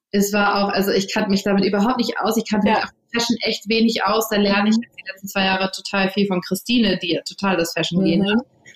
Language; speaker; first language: German; early bilingual, other home language; English